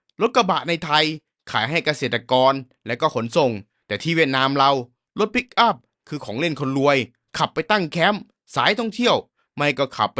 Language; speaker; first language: Thai; native; Thai